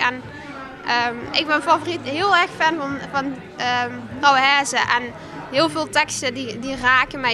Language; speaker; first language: Dutch; native; Dutch